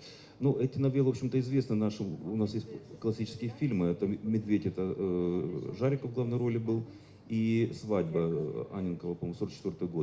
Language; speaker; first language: Russian; native; Russian